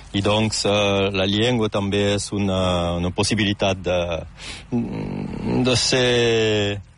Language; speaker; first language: Catalan; non-native, local second language; French